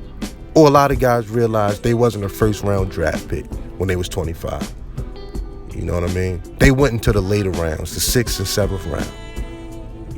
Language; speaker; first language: English; native; English